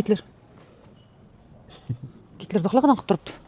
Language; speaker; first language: German; non-native, learner; Uzbek